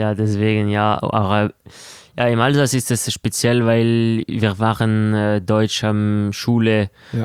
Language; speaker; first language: German; non-native, local second language; French